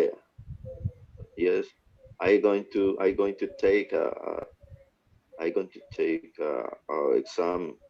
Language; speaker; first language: English; non-native, learner; Spanish